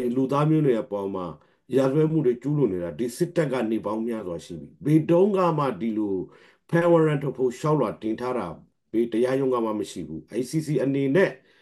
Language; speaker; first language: Burmese; non-native, local second language; Rohingya